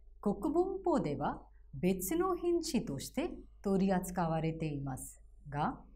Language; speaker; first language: Japanese; non-native, fluent; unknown